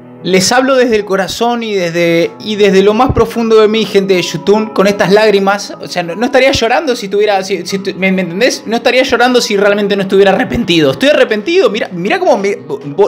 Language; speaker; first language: Spanish; native; Spanish